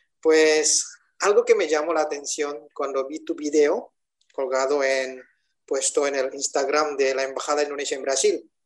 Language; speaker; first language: Spanish; non-native, fluent; Indonesian